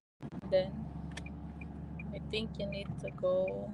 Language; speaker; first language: English; non-native, local second language; Filipino